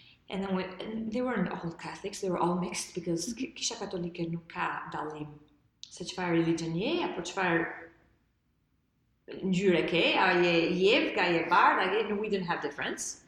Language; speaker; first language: English; non-native, fluent; Albanian